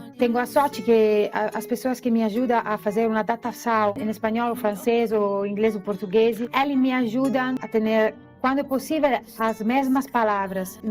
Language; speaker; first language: Portuguese; non-native, learner; Italian